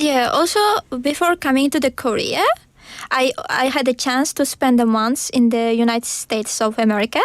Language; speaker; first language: English; non-native, learner; Uzbek